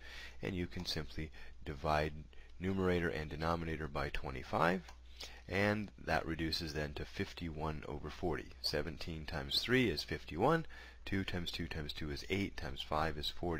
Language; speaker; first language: English; native; English